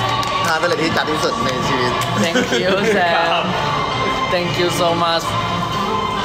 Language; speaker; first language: English; non-native, learner; Thai